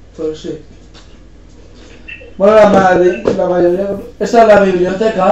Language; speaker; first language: Spanish; native; Spanish